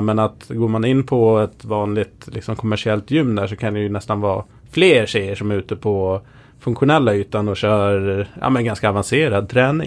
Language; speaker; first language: Swedish; native; Swedish